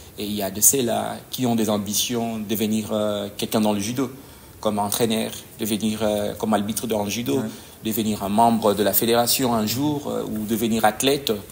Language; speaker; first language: French; non-native, local second language; Lingala